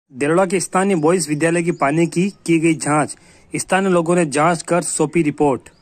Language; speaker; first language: Hindi; native; Hindi